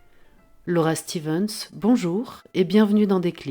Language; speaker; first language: French; native; French